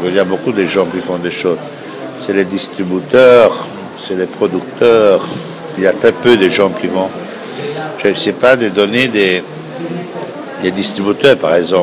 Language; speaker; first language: French; non-native, fluent; Italian